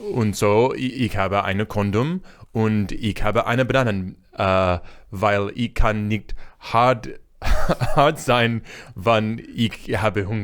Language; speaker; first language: German; non-native, learner; English